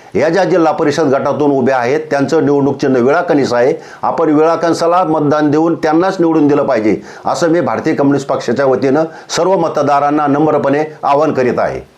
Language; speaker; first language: Marathi; native; Marathi